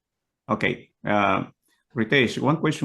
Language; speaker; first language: English; non-native, learner; Spanish